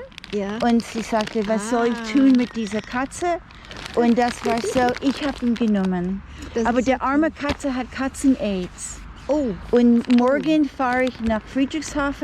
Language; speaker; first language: German; non-native, learner; English